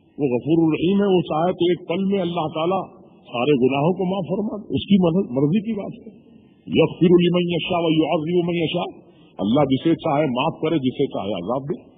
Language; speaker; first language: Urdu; native; Urdu